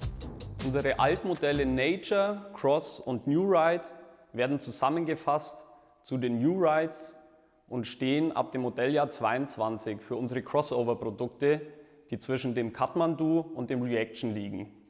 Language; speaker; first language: German; native; German